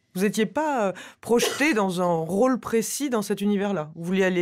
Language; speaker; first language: French; native; French